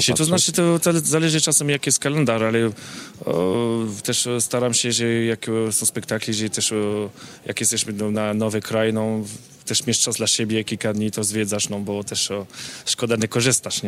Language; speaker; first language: Polish; non-native, learner; French